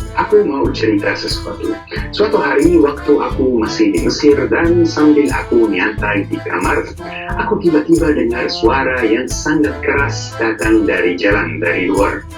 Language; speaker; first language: Indonesian; non-native, fluent; Arabic